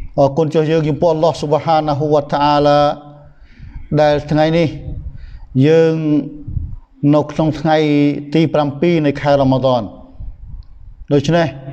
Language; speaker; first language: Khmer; non-native, local second language; Eastern Cham